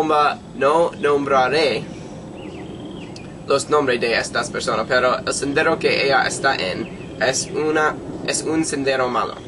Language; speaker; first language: Spanish; non-native, learner; English